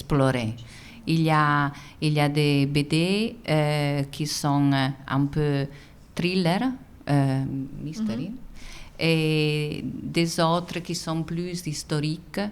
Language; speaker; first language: French; non-native, fluent; Italian